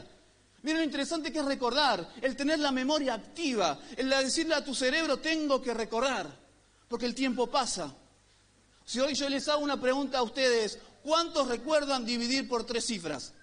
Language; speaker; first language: Spanish; native; Spanish